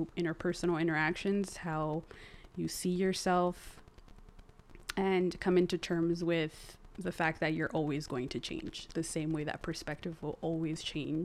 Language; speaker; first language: English; early bilingual, other home language; Spanish